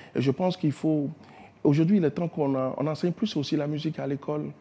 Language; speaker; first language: French; non-native, local second language; Ewe